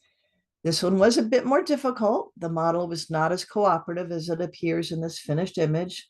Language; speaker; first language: English; native; English